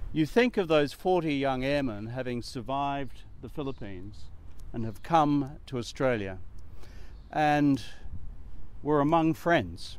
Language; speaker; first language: English; native; English